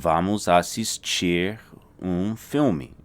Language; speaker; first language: Portuguese; non-native, fluent; English